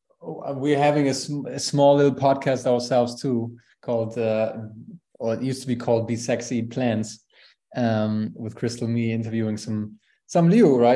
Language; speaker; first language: English; non-native, fluent; German